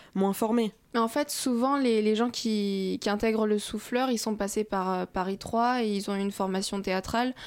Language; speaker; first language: French; non-native, fluent; Russian